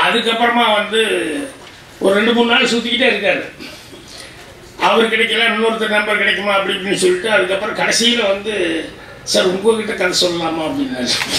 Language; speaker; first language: Tamil; native; Tamil